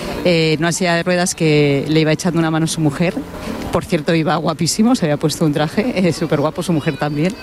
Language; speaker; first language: Spanish; native; Spanish